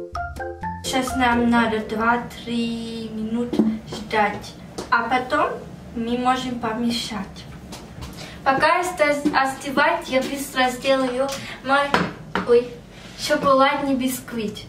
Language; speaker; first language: Russian; early bilingual, heritage; German